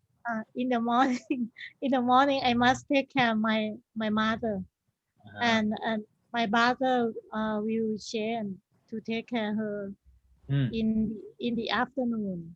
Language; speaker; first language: English; non-native, learner; Thai